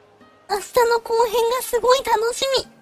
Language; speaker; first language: Japanese; native; Japanese